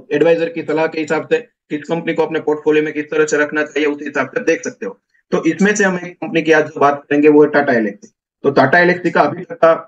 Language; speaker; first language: Hindi; non-native, local second language; Gujarati